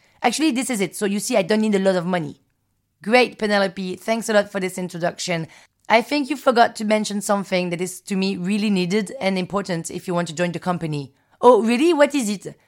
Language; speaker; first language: English; early bilingual, other home language; French